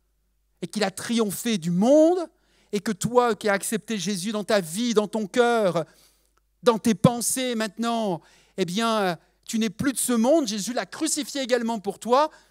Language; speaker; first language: French; native; French